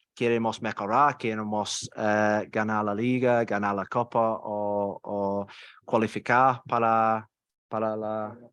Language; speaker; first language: Spanish; non-native, learner; English